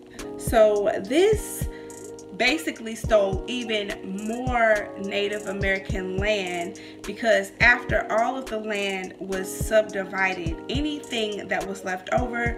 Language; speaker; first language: English; native; English